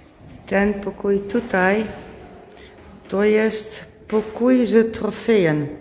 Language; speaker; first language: Polish; non-native, learner; Dutch